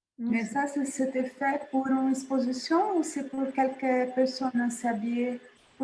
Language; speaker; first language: French; non-native, fluent; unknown